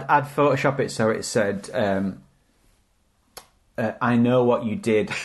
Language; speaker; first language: English; native; English